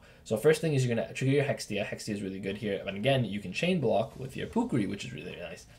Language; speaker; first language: English; native; English